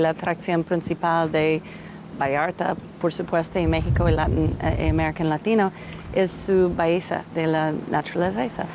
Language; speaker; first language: Spanish; non-native, learner; English